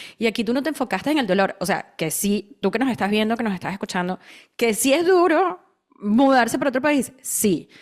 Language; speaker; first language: Spanish; native; Spanish